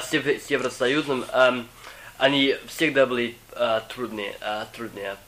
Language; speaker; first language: Russian; non-native, fluent; English